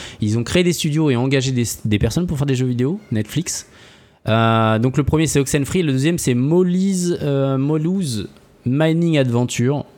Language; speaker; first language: French; native; French